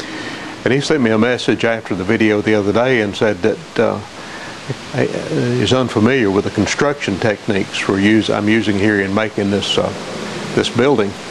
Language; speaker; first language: English; native; English